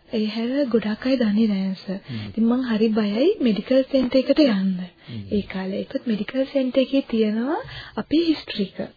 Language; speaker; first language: Sinhala; non-native, local second language; Tamil